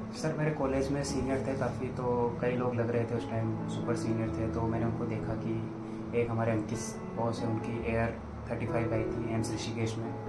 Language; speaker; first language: Hindi; native; Hindi